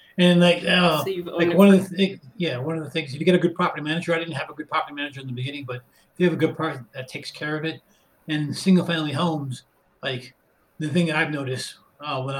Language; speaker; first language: English; native; English